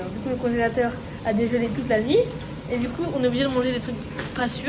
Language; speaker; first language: French; native; French